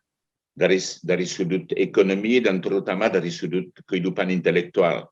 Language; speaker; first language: Indonesian; non-native, fluent; French